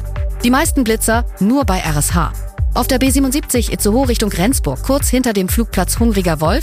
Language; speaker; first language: German; native; German